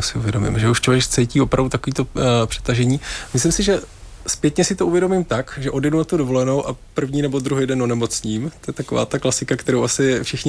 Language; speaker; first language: Czech; native; Czech